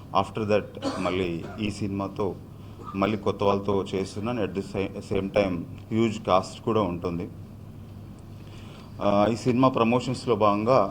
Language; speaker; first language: Telugu; native; Telugu